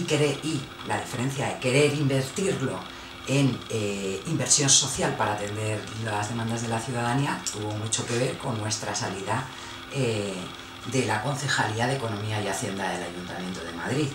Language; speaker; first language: Spanish; native; Spanish